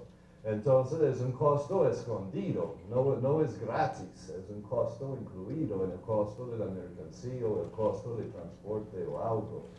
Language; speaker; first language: Spanish; non-native, fluent; English